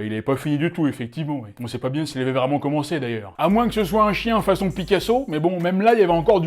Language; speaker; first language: French; native; French